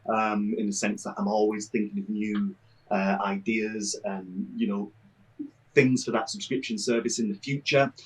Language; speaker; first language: English; native; English